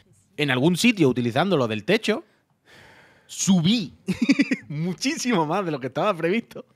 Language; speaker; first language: Spanish; native; Spanish